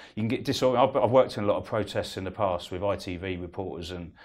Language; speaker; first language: English; native; English